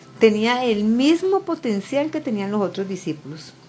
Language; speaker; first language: Spanish; native; Spanish